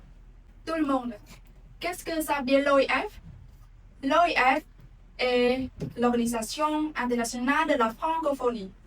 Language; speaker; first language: French; non-native, learner; Khmer